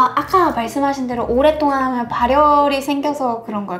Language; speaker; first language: Korean; native; Korean